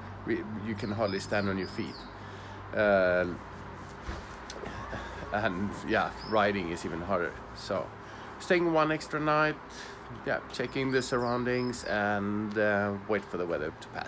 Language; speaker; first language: English; non-native, fluent; Swedish